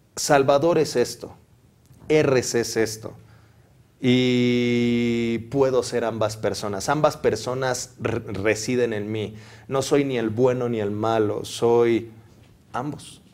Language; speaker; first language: Spanish; native; Spanish